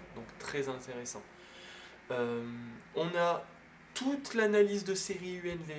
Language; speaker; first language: French; native; French